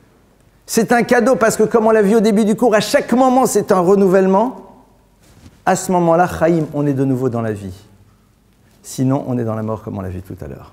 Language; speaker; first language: French; native; French